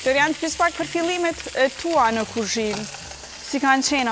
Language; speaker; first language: Albanian; native; Albanian